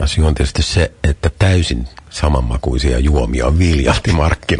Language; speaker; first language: Finnish; native; Finnish